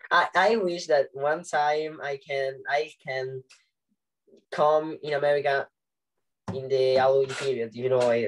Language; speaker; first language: English; non-native, learner; Italian